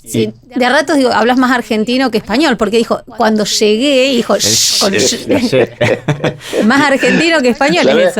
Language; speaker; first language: Spanish; native; Spanish